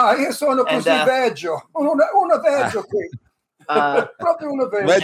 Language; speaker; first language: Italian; non-native, learner; English